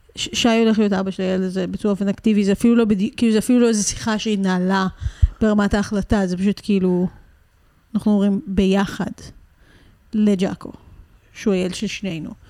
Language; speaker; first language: Hebrew; native; Hebrew